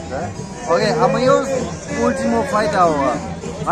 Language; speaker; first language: Spanish; non-native, learner; German